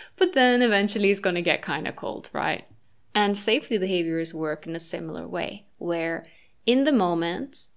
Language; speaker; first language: English; non-native, fluent; Norwegian